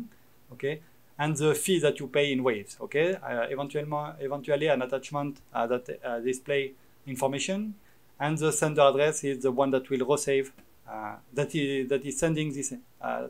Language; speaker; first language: English; non-native, fluent; French